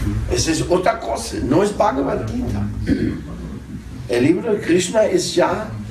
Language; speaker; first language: Spanish; non-native, fluent; German